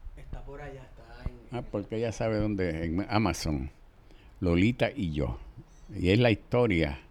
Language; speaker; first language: Spanish; native; Spanish